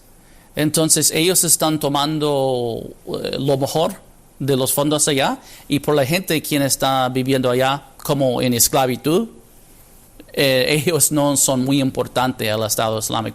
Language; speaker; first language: Spanish; non-native, fluent; English